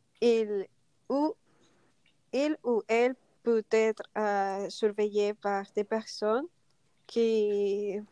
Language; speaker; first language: French; non-native, learner; Spanish